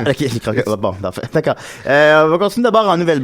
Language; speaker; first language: French; native; French